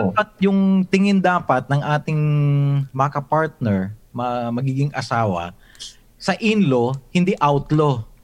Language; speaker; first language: Filipino; native; Filipino